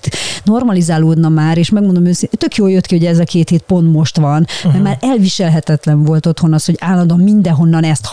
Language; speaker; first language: Hungarian; native; Hungarian